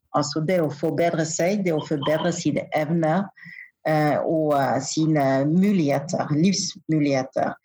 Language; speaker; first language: Norwegian; non-native, fluent; French